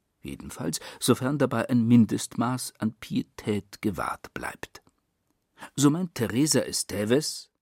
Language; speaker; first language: German; native; German